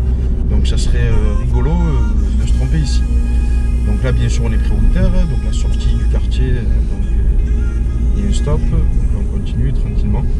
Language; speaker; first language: French; native; French